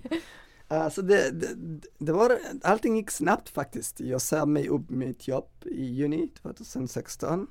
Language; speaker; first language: Swedish; non-native, fluent; Somali